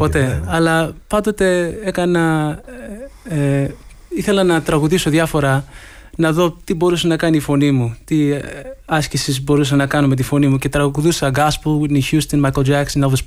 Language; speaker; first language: Greek; early bilingual, heritage; Greek